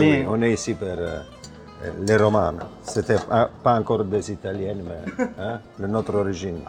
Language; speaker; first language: French; non-native, fluent; Italian